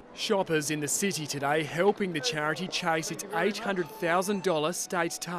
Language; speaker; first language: English; native; English